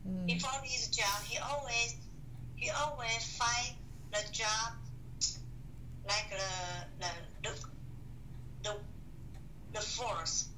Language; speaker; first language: English; non-native, learner; Chinese